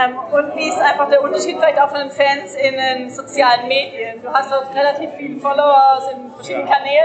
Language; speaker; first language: German; native; German